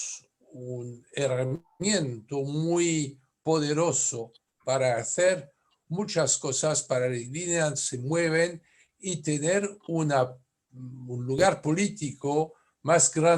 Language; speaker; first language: Spanish; non-native, fluent; French